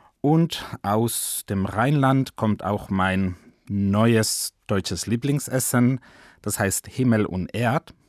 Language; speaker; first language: German; non-native, fluent; Spanish